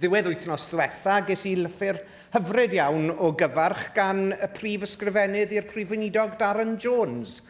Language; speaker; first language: Welsh; native; Welsh